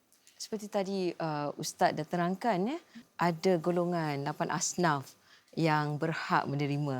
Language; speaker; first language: Malay; native; Malay